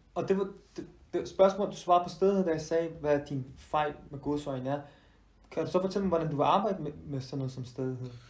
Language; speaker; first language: Danish; early bilingual, other home language; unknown